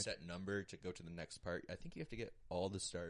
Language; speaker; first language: English; native; English